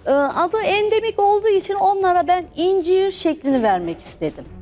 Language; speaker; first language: Turkish; native; Turkish